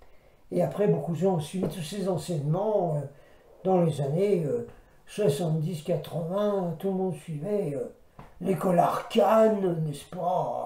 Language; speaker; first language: French; native; French